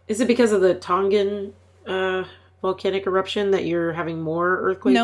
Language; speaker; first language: English; native; English